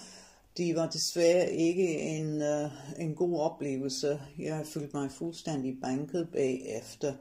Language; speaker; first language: Danish; non-native, fluent; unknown